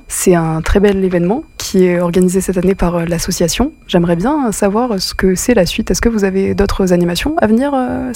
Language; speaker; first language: French; native; French